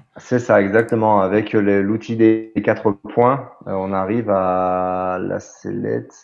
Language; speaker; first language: French; native; French